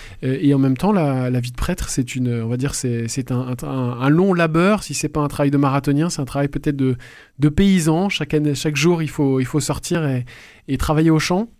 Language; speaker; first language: French; native; French